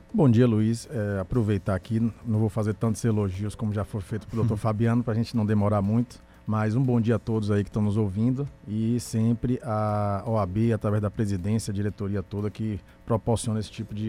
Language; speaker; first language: Portuguese; native; Portuguese